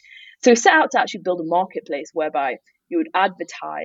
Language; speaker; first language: English; native; English